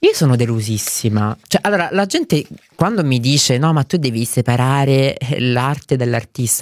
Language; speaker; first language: Italian; native; Italian